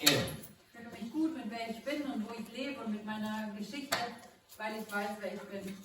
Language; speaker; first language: German; native; German